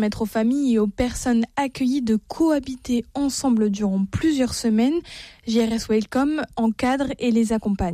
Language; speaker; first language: French; native; French